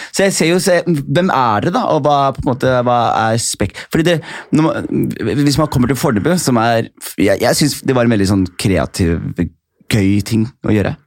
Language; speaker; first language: Norwegian; early bilingual, other home language; Somali